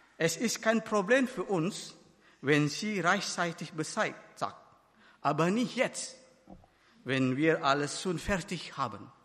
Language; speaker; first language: German; non-native, fluent; Batak Toba